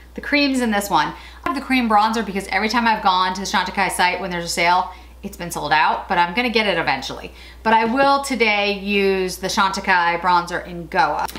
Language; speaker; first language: English; native; English